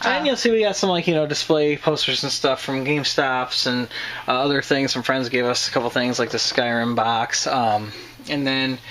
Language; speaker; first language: English; native; English